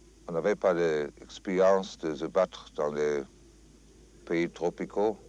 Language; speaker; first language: French; non-native, fluent; German